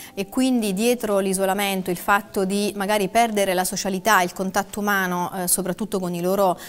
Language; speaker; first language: Italian; native; Italian